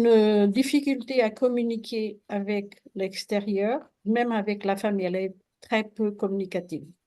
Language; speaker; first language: French; non-native, fluent; Portuguese